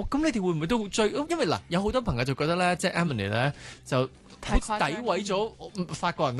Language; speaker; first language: Cantonese; native; Cantonese